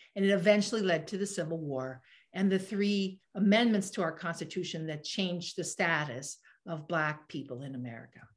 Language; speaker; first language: English; native; English